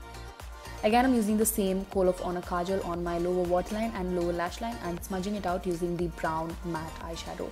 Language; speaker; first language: English; non-native, local second language; Tamil